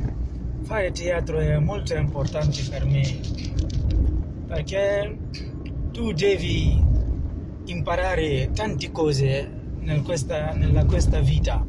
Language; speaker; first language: Italian; non-native, learner; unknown